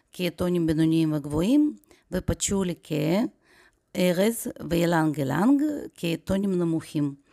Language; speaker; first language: Hebrew; non-native, fluent; Russian